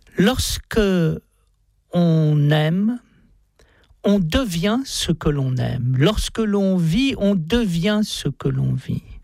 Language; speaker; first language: French; native; French